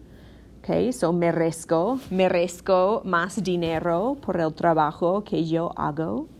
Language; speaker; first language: Spanish; non-native, fluent; English